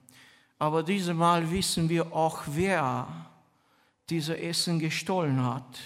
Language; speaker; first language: German; non-native, fluent; Romanian